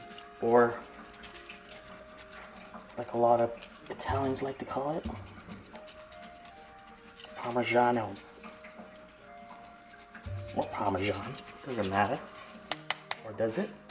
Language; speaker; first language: English; native; English